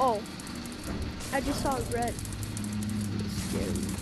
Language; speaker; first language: English; native; English